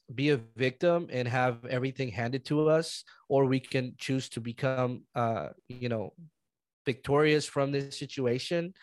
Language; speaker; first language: English; early bilingual, other home language; Spanish